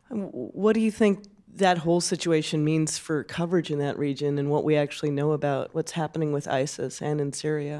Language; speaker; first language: English; native; English